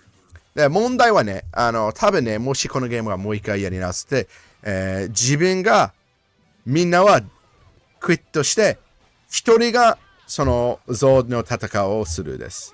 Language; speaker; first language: Japanese; non-native, learner; English